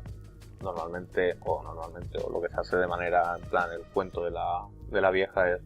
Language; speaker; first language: Spanish; native; Spanish